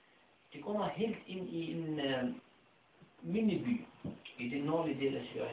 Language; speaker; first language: Danish; non-native, fluent; Arabic